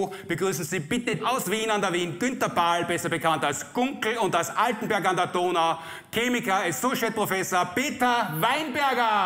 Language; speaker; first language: German; native; German